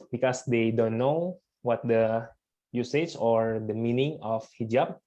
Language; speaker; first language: English; non-native, fluent; Indonesian